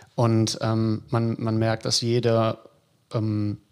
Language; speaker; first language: German; native; German